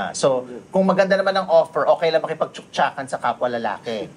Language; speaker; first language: Filipino; native; Filipino